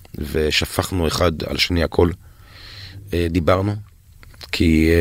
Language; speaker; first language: Hebrew; native; Hebrew